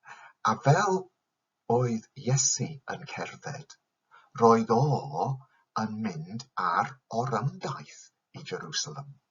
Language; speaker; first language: Welsh; non-native, fluent; English